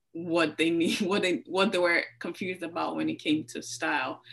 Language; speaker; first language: English; non-native, local second language; Yoruba